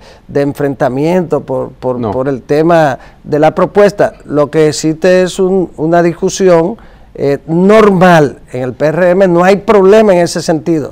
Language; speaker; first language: Spanish; native; Spanish